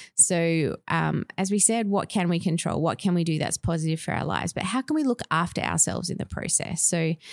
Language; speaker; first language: English; native; English